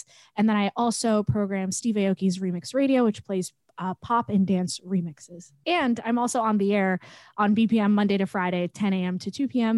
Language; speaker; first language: English; native; English